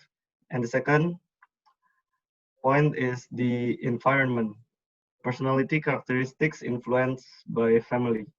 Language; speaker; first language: English; non-native, learner; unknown